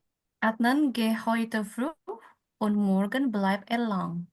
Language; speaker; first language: German; non-native, learner; Indonesian